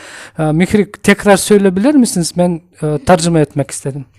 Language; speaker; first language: Turkish; non-native, learner; Kyrgyz